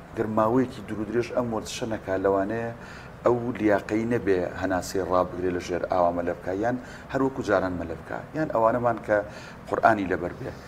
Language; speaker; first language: Central Kurdish; native; Central Kurdish